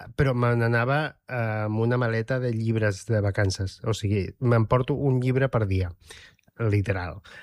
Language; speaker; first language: Catalan; native; Catalan